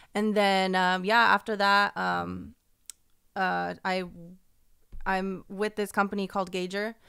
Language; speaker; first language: English; native; English